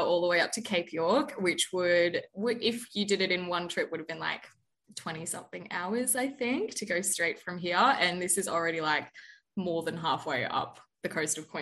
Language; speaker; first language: English; native; English